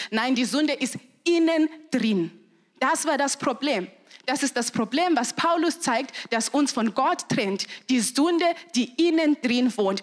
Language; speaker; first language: German; non-native, fluent; Shona